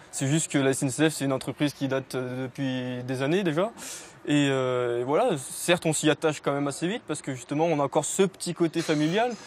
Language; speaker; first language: French; native; French